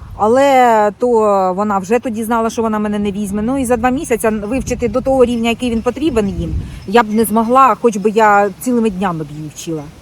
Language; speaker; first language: Ukrainian; non-native, local second language; Russian